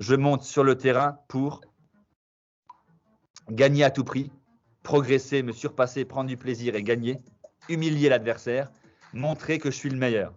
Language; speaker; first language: French; native; French